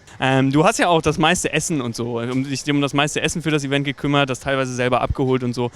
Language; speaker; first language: German; native; German